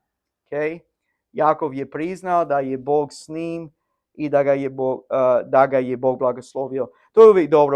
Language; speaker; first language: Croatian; non-native, learner; English